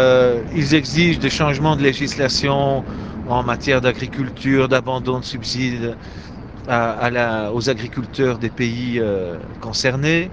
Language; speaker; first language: French; native; French